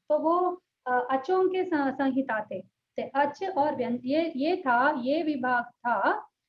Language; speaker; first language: Hindi; non-native, local second language; Telugu